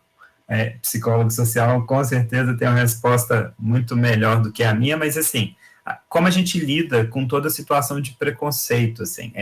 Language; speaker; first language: Portuguese; native; Portuguese